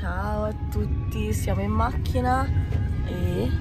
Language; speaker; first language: Italian; early bilingual, heritage; Filipino